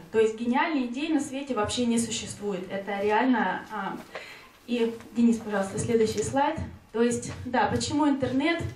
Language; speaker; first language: Russian; native; Russian